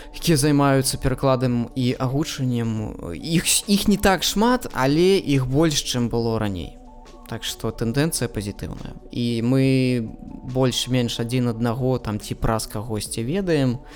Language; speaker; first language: Belarusian; non-native, local second language; Russian